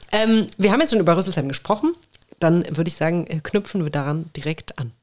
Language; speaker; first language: German; native; German